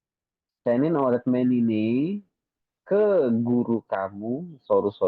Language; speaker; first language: Turkish; non-native, fluent; Indonesian